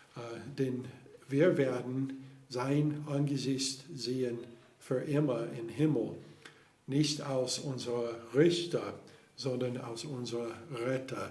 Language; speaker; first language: German; non-native, fluent; English